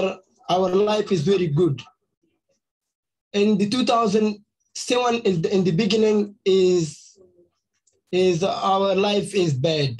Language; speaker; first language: English; non-native, learner; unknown